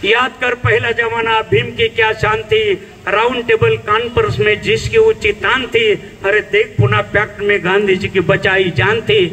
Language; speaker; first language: Hindi; non-native, local second language; Marathi